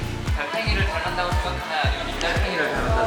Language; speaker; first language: Korean; non-native, learner; Chinese